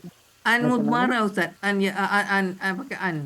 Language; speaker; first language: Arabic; non-native, learner; Malay